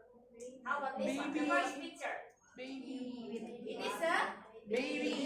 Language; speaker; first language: English; non-native, learner; Indonesian